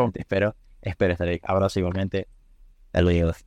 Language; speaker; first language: Spanish; native; Spanish